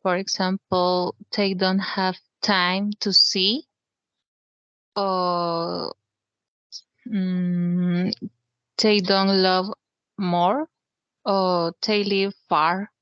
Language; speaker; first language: English; non-native, learner; Spanish